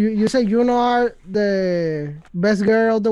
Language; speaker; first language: English; non-native, learner; Spanish